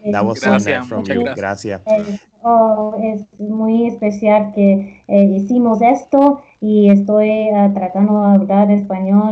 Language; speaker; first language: Spanish; early bilingual, heritage; Spanish